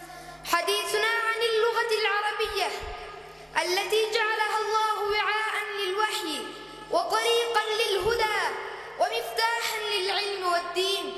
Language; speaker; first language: Arabic; non-native, learner; Pashto